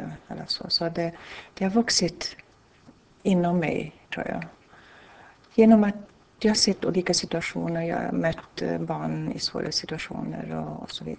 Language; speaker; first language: Swedish; non-native, fluent; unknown